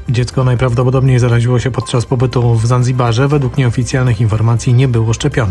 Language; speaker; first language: Polish; native; Polish